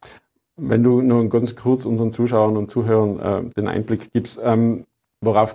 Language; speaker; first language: German; native; German